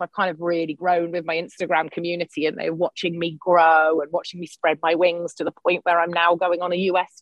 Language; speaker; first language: English; native; English